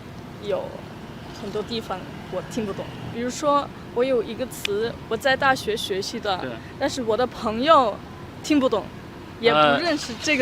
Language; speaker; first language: Chinese; non-native, fluent; German